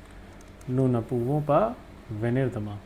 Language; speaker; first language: French; non-native, fluent; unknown